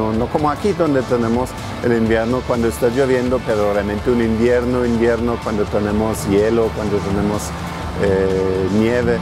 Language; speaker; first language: Spanish; non-native, fluent; German